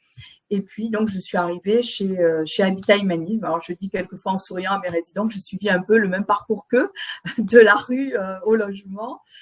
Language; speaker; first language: French; native; French